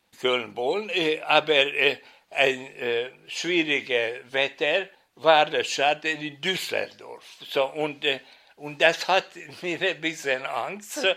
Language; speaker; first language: German; non-native, fluent; Hungarian